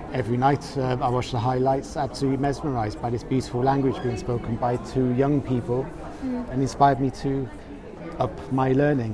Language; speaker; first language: English; native; English